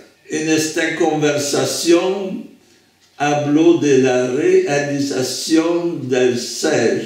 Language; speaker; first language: Spanish; non-native, fluent; French